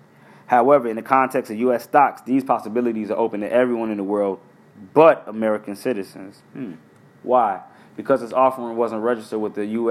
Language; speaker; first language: English; native; English